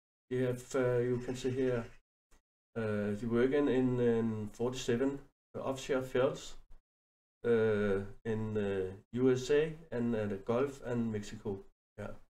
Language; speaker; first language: English; non-native, learner; Danish